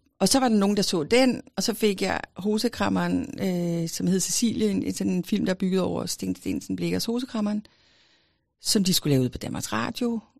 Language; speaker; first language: Danish; native; Danish